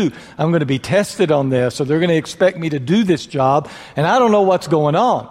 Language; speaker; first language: English; native; English